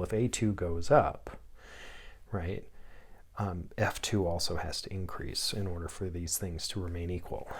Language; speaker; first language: English; native; English